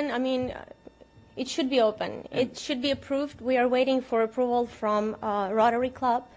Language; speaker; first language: English; non-native, fluent; Ukrainian